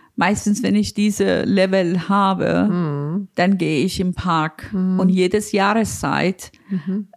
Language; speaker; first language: German; non-native, fluent; Persian